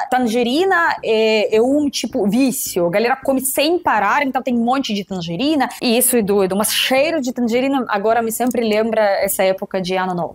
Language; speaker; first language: Portuguese; non-native, fluent; Russian